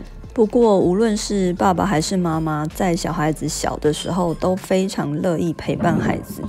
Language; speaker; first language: Chinese; native; Chinese